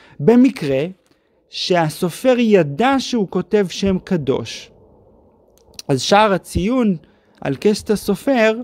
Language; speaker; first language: Hebrew; native; Hebrew